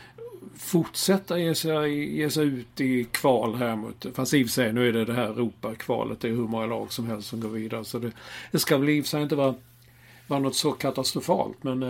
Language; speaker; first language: Swedish; native; Swedish